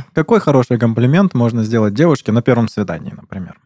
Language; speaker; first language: Russian; native; Russian